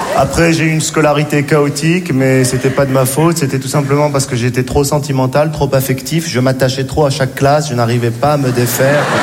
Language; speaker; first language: French; native; French